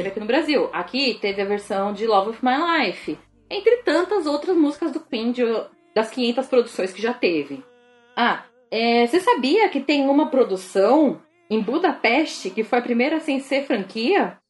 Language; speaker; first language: Portuguese; native; Portuguese